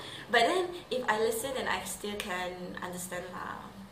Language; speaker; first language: English; non-native, local second language; Malay